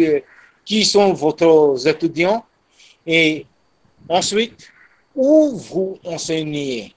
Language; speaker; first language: French; non-native, fluent; Bangla